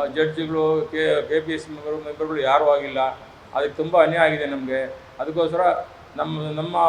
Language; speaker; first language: Kannada; non-native, local second language; Tamil